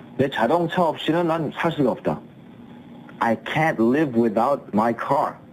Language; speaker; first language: Korean; early bilingual, heritage; Korean